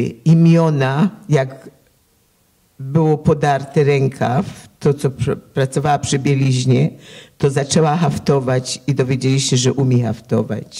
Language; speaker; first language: Polish; early bilingual, heritage; Polish